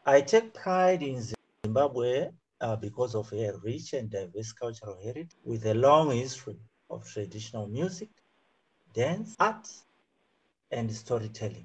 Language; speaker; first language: English; non-native, local second language; Shona